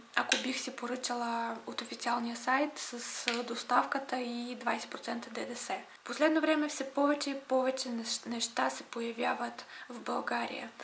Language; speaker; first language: Bulgarian; non-native, fluent; Russian